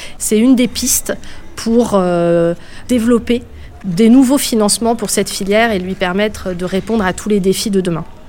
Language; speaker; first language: French; native; French